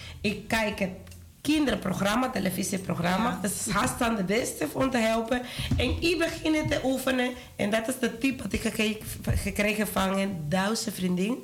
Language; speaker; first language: Dutch; non-native, learner; Spanish